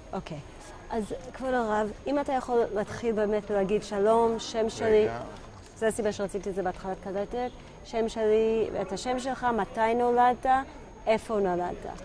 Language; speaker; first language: Hebrew; native; Hebrew